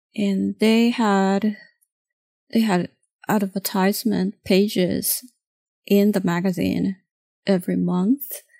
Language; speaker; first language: English; non-native, fluent; Japanese